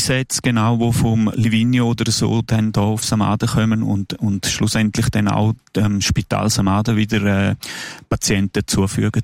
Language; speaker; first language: German; native; German